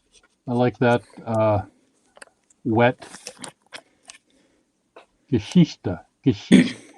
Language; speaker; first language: German; non-native, learner; English